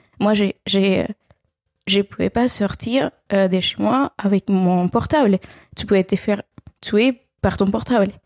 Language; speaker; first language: French; non-native, fluent; Spanish